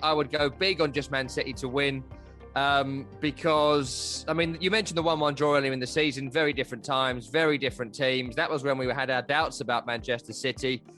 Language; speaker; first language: English; native; English